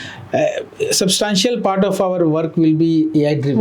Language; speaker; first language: English; non-native, local second language; Bangla